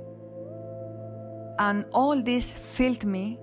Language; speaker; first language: English; non-native, fluent; Spanish